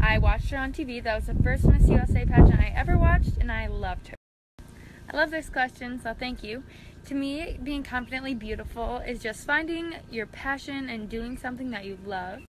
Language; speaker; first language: English; native; English